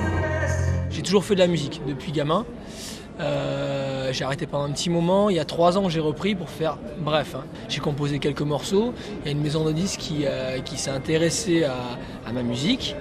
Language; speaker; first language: French; native; French